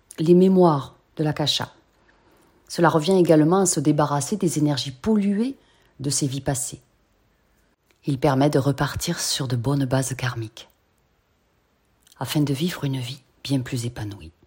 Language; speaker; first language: French; native; French